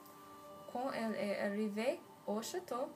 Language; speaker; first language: French; non-native, learner; English